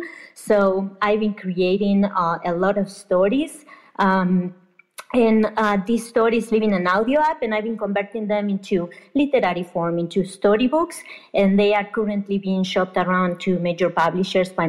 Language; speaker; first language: English; non-native, fluent; Spanish